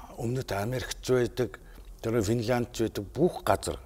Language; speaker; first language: Mongolian; native; Mongolian